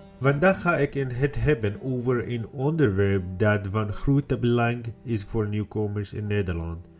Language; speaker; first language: Dutch; non-native, learner; Arabic